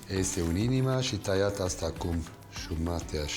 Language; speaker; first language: Romanian; non-native, learner; Swiss German